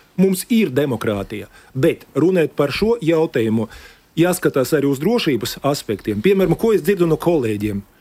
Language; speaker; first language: Latvian; non-native, local second language; Russian